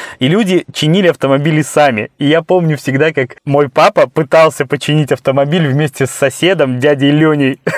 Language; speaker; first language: Russian; native; Russian